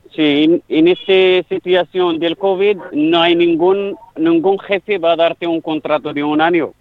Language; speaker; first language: Spanish; non-native, fluent; Arabic